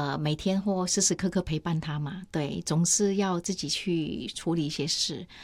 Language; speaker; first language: Chinese; non-native, fluent; Vietnamese